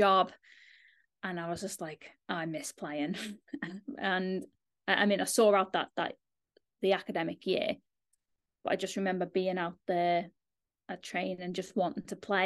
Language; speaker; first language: English; native; English